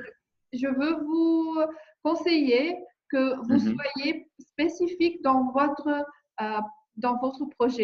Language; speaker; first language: French; non-native, learner; English